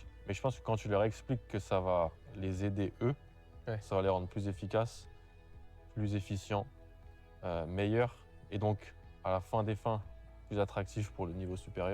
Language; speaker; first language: French; native; French